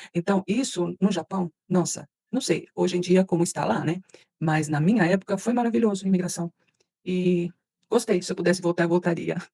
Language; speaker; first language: Portuguese; early bilingual, other home language; Spanish